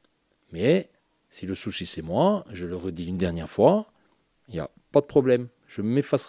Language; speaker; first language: French; native; French